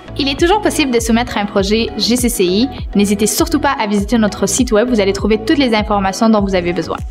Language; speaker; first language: French; native; French